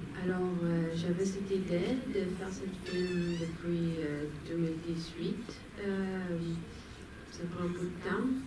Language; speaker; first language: French; non-native, fluent; Hebrew